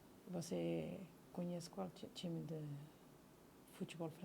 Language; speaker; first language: Portuguese; non-native, fluent; French